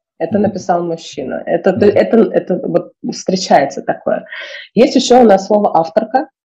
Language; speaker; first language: Russian; native; Russian